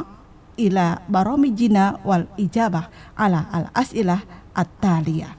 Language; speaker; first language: Arabic; non-native, fluent; Indonesian